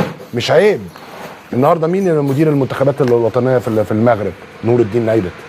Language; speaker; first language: Arabic; native; Arabic